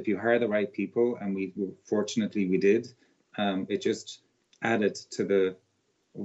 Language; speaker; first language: English; native; English